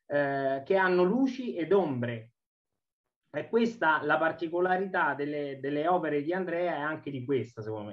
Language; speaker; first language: Italian; native; Italian